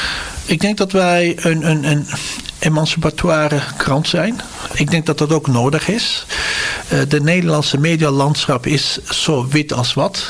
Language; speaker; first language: Dutch; non-native, fluent; Turkish